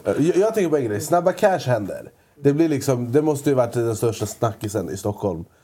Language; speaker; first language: Swedish; early bilingual, other home language; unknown